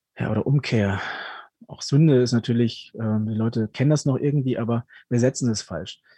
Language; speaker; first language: German; early bilingual, other home language; Spanish